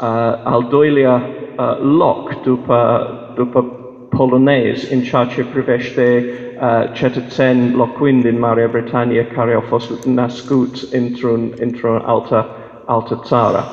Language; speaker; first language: Romanian; non-native, fluent; English